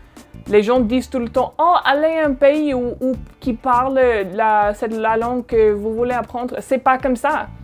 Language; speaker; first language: French; non-native, fluent; English